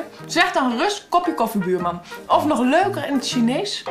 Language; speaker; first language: Dutch; native; Dutch